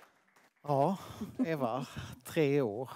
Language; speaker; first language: Swedish; native; Swedish